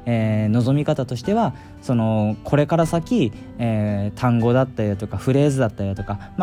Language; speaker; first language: Japanese; native; Japanese